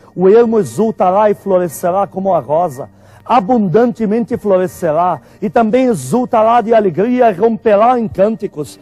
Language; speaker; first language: Portuguese; non-native, fluent; Arabic